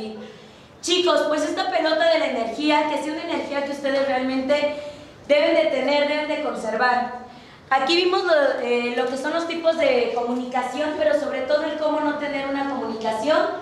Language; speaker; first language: Spanish; native; Spanish